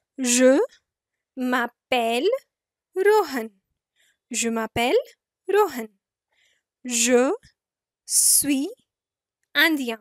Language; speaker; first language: French; non-native, fluent; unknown